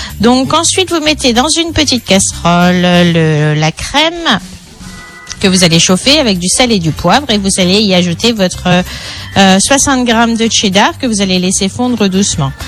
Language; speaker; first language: French; native; French